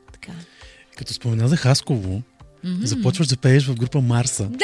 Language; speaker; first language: Bulgarian; native; Bulgarian